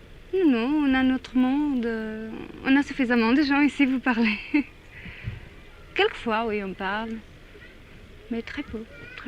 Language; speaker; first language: French; non-native, fluent; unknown